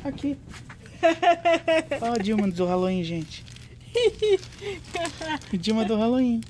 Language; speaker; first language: Portuguese; native; Portuguese